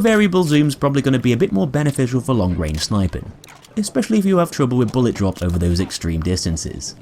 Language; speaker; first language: English; native; English